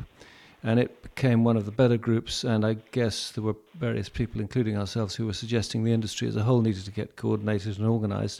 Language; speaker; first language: English; native; English